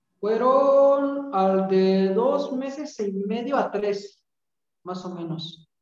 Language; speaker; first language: Spanish; native; Spanish